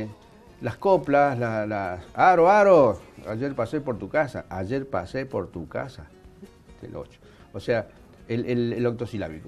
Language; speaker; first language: Spanish; native; Spanish